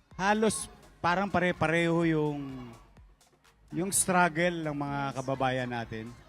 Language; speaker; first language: Filipino; native; Filipino